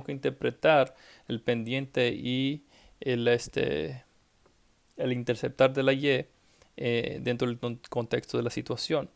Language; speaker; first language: Spanish; early bilingual, heritage; English